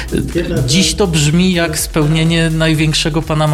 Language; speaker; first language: Polish; native; Polish